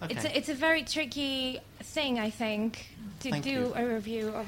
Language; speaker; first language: English; non-native, fluent; Greek